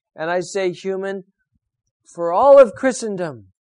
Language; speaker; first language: English; native; English